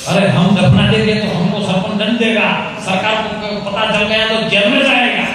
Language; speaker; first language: Hindi; non-native, local second language; Gujarati